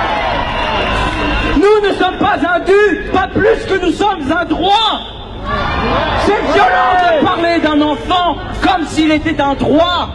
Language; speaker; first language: French; native; French